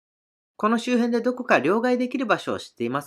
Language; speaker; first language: Japanese; native; Japanese